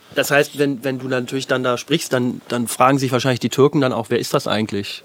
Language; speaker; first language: German; native; German